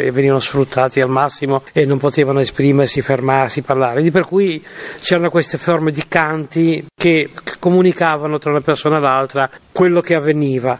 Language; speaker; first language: Italian; native; Italian